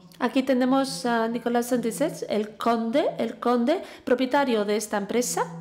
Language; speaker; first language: Spanish; non-native, fluent; English